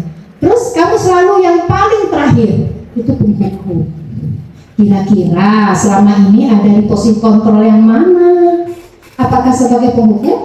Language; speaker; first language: Indonesian; native; Indonesian